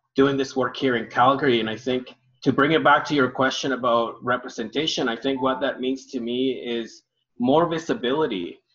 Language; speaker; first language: English; early bilingual, other home language; Spanish